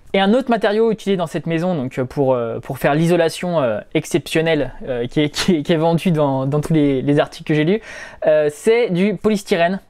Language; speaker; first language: French; native; French